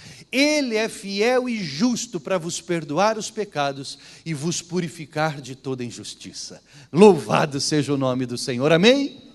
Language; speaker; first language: Portuguese; native; Portuguese